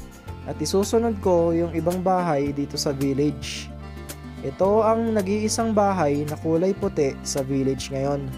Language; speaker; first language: Filipino; native; Filipino